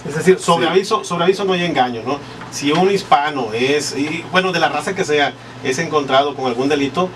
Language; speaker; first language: Spanish; native; Spanish